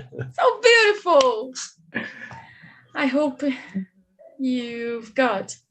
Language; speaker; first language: English; non-native, learner; Portuguese